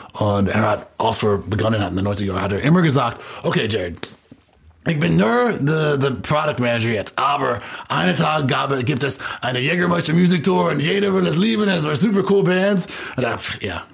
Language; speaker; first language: German; non-native, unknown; English